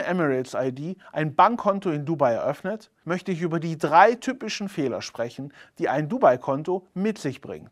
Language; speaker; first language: German; native; German